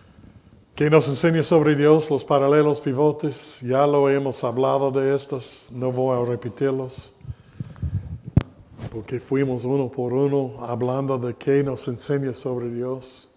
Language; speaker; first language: Spanish; non-native, fluent; English